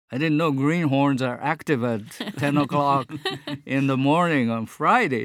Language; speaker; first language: English; non-native, fluent; Japanese